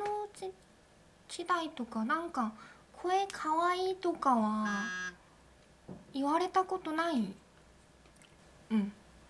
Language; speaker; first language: Japanese; non-native, learner; Korean